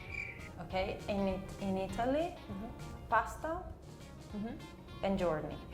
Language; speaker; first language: English; non-native, fluent; Spanish